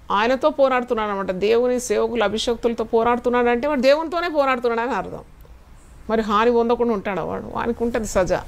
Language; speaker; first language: Telugu; non-native, fluent; Malayalam